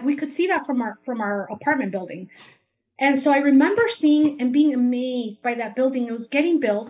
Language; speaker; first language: English; early bilingual, other home language; Spanish